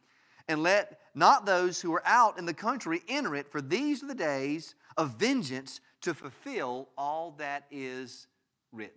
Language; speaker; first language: English; native; English